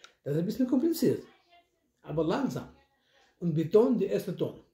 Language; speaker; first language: German; non-native, learner; Russian